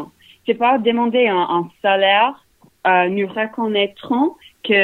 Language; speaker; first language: French; non-native, learner; English